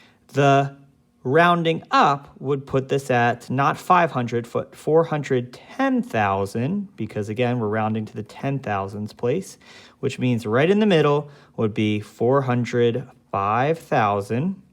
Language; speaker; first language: English; native; English